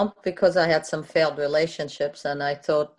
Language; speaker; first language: English; non-native, fluent; French